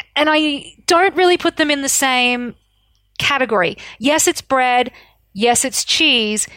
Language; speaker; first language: English; native; English